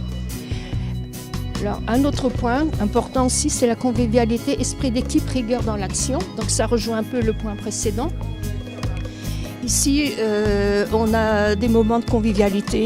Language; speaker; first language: French; native; French